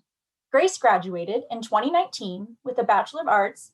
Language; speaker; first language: English; native; English